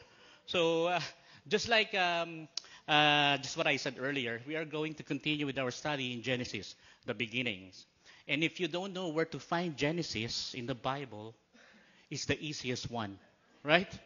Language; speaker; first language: English; non-native, local second language; Filipino